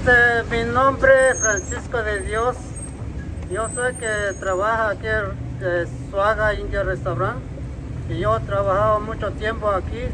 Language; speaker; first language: Spanish; non-native, local second language; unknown